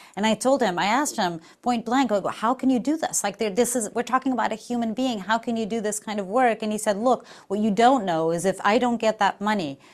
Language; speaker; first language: English; non-native, fluent; Portuguese